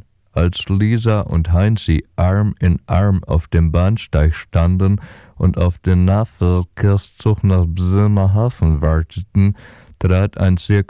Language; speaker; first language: German; native; German